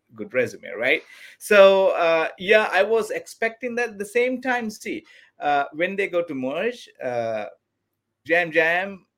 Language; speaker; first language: English; non-native, local second language; Tamil